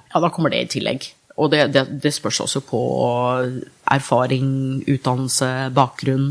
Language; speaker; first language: Norwegian; early bilingual, other home language; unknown